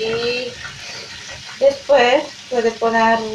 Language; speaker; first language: Spanish; non-native, learner; Indonesian